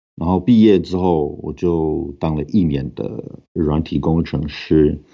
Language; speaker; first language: Chinese; non-native, fluent; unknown